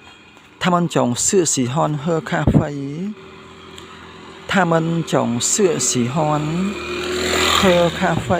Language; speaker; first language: Chinese; non-native, learner; Khmer